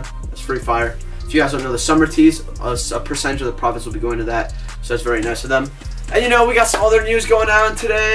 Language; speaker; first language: English; native; English